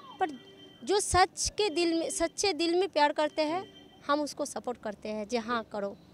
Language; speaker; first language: Hindi; non-native, local second language; Bangla